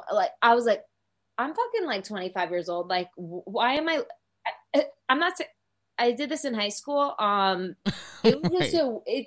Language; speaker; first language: English; native; English